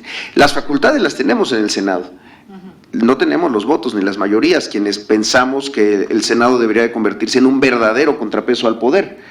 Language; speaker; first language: Spanish; native; Spanish